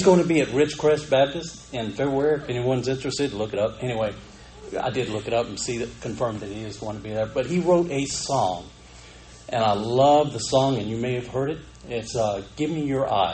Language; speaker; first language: English; native; English